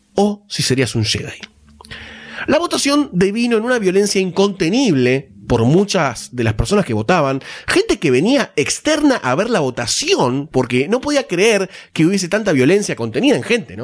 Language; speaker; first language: Spanish; native; Spanish